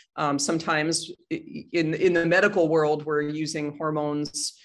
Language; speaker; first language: English; native; English